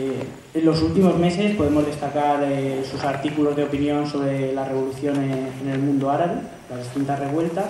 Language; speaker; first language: Spanish; native; Spanish